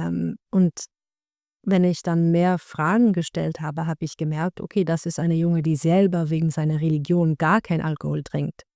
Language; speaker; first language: German; non-native, learner; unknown